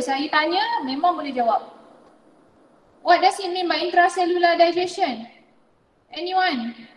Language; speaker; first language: English; non-native, local second language; Malay